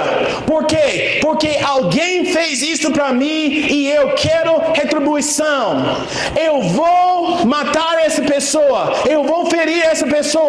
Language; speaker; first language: Portuguese; non-native, fluent; English